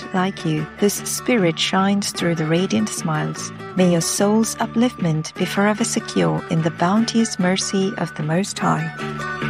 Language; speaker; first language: English; non-native, local second language; Malay